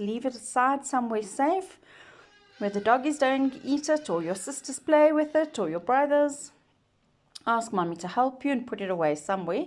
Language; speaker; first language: English; native; English